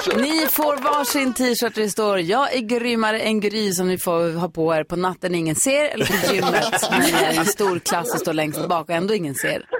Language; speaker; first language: Swedish; native; Swedish